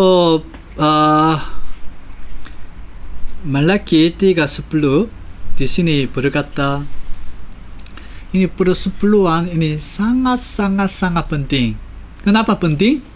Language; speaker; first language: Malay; non-native, fluent; Korean